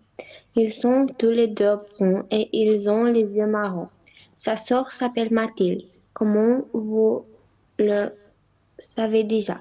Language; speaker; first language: French; non-native, learner; Romanian